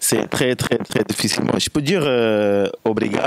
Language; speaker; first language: French; non-native, fluent; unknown